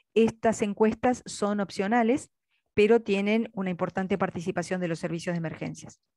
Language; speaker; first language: Spanish; native; Spanish